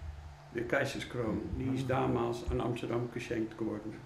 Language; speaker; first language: Dutch; non-native, learner; German